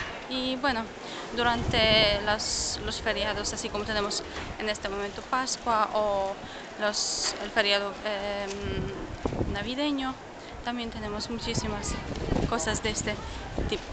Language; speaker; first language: Spanish; non-native, fluent; Polish